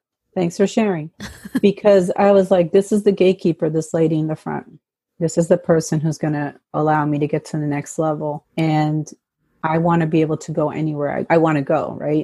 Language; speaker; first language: English; early bilingual, other home language; Spanish